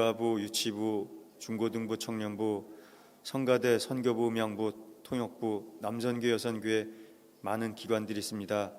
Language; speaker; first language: Korean; native; Korean